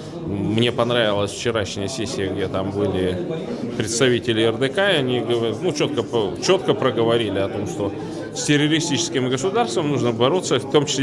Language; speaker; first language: Russian; native; Russian